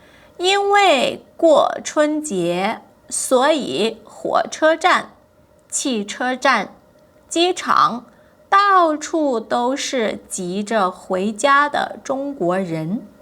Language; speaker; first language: Chinese; non-native, fluent; Portuguese